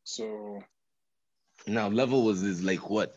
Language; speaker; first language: English; non-native, local second language; Swahili